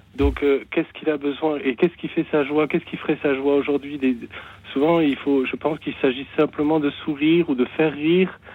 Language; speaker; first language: French; native; French